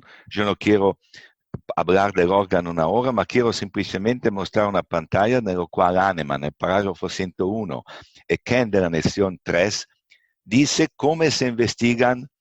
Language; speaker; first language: Spanish; non-native, fluent; Italian